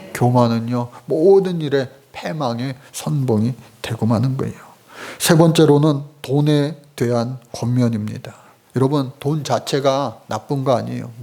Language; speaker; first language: Korean; native; Korean